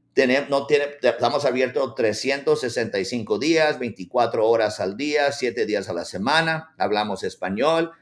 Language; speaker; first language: Spanish; early bilingual, heritage; Spanish